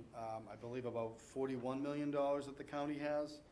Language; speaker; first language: English; native; English